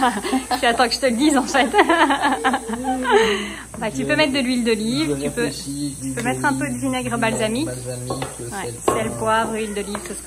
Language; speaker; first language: French; native; French